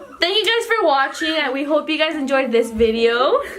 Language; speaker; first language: English; native; English